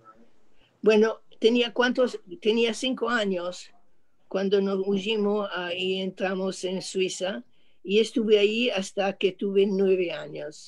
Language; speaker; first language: Spanish; non-native, fluent; French